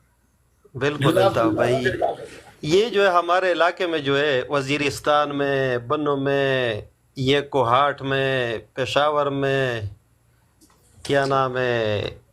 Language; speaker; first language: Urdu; non-native, local second language; Pashto